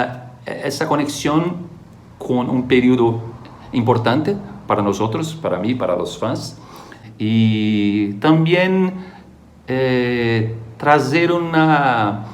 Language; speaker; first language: Spanish; non-native, fluent; Portuguese